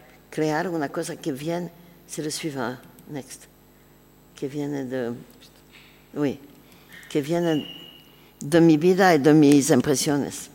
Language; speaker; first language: Spanish; non-native, learner; French